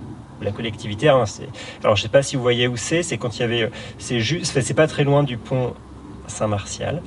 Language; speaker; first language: French; native; French